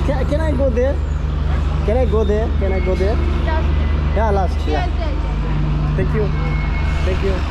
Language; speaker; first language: English; non-native, local second language; Hindi